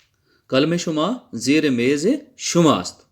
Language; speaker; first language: Persian; non-native, fluent; Urdu